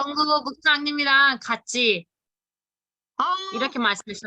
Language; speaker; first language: Korean; non-native, learner; Turkish